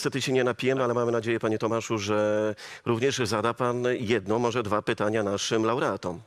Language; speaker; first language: Polish; native; Polish